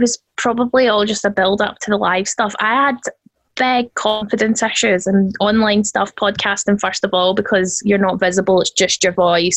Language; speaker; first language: English; native; English